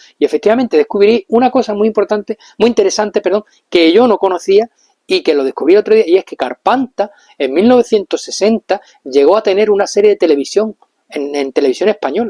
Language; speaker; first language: Spanish; native; Spanish